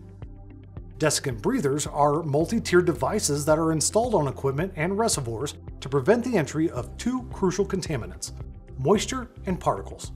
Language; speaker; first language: English; native; English